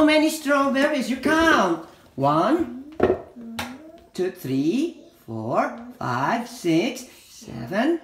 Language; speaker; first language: English; non-native, fluent; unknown